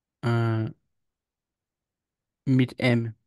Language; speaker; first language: German; non-native, learner; Portuguese